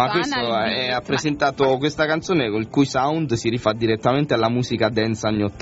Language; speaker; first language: Italian; native; Italian